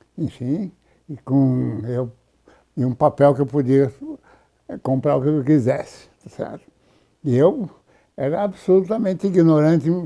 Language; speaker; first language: Portuguese; native; Portuguese